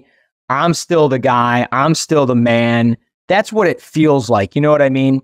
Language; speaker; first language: English; native; English